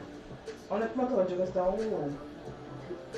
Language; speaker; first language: French; non-native, learner; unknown